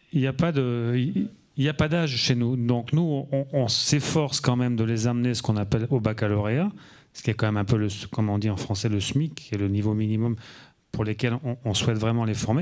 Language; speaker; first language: French; native; French